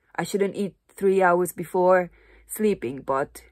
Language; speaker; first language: English; non-native, fluent; Japanese